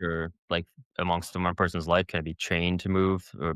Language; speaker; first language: English; native; English